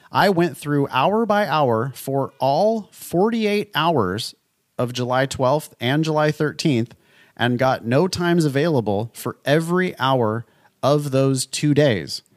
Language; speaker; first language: English; native; English